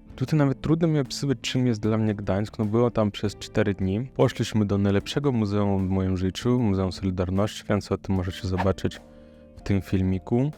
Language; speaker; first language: Polish; non-native, fluent; Russian